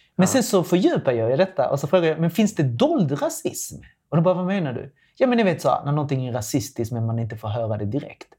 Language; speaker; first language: Swedish; non-native, fluent; Spanish